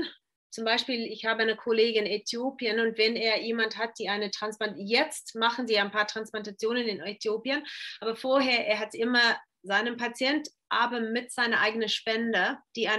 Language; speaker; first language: German; non-native, fluent; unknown